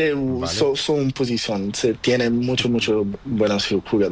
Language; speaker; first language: Spanish; non-native, learner; Portuguese